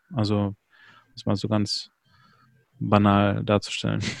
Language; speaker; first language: German; native; German